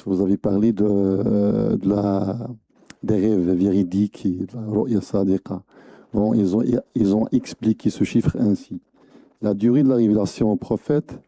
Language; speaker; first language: French; non-native, local second language; Arabic